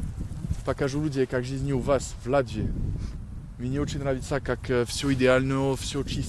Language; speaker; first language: Russian; non-native, learner; French